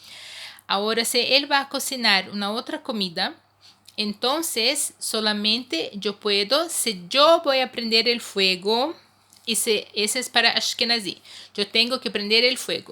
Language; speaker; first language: Spanish; non-native, fluent; Portuguese